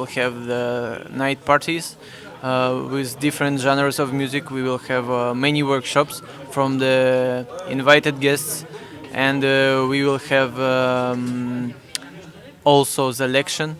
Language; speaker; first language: English; non-native, fluent; Russian